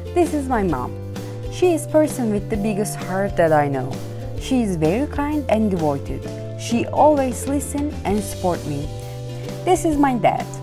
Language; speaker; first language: English; non-native, fluent; Turkish